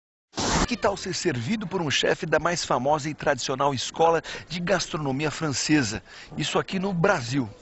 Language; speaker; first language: Portuguese; native; Portuguese